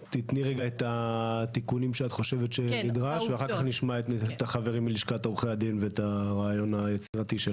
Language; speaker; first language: Hebrew; native; Hebrew